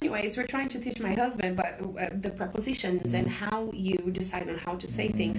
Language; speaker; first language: English; non-native, fluent; Portuguese